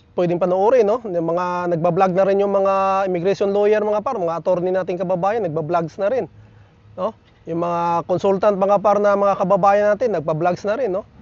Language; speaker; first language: Filipino; native; Filipino